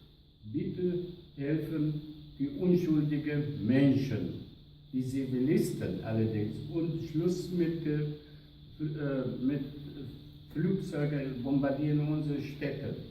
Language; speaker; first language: German; non-native, learner; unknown